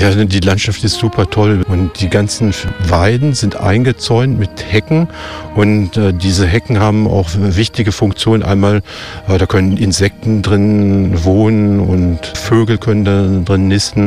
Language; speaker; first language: German; native; German